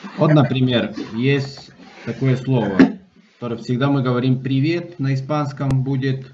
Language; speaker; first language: Russian; non-native, fluent; Spanish